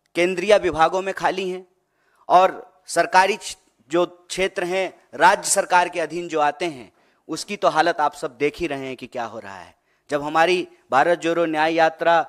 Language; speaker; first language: Hindi; native; Hindi